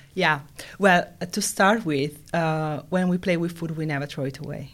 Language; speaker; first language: English; non-native, fluent; Italian